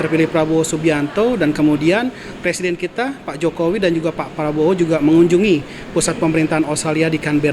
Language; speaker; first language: Indonesian; native; Indonesian